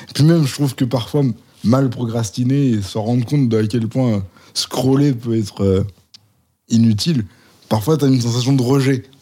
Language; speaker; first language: French; native; French